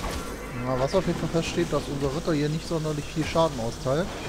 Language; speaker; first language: German; native; German